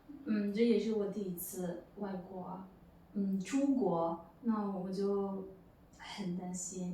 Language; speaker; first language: Chinese; non-native, fluent; Malagasy